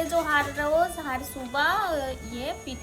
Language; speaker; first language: Hindi; non-native, local second language; Bangla